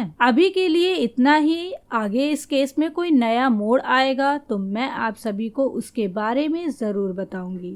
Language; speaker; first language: Hindi; native; Hindi